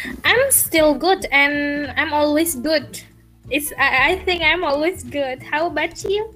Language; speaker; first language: English; non-native, learner; Indonesian